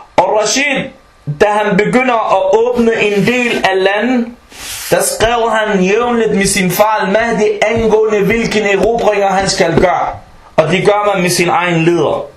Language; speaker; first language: Danish; early bilingual, other home language; Arabic